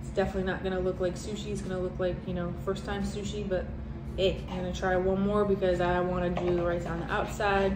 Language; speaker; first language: English; native; English